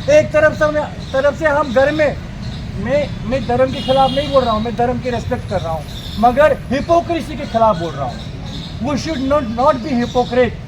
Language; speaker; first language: Hindi; non-native, local second language; Kashmiri